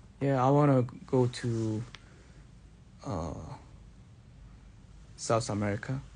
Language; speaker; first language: English; non-native, learner; Korean